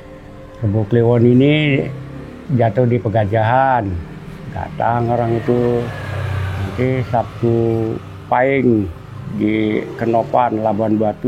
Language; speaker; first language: Indonesian; non-native, local second language; Balinese